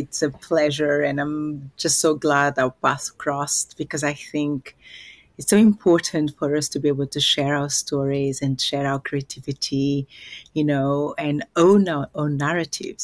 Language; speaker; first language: English; non-native, fluent; Upper Guinea Crioulo